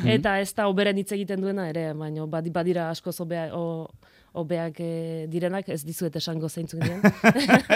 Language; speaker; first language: Basque; non-native, fluent; Polish